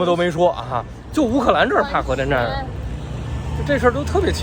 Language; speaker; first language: Chinese; native; Chinese